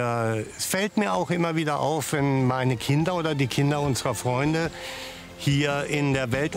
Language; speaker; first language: German; native; German